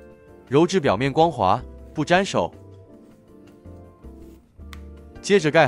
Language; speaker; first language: Chinese; native; Chinese